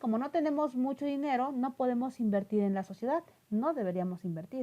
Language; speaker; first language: Spanish; native; Spanish